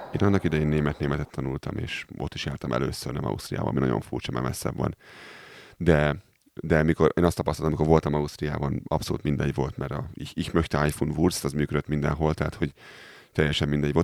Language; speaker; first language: Hungarian; native; Hungarian